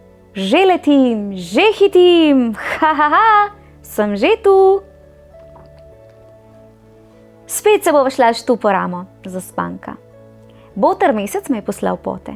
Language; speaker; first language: Slovenian; native; Slovenian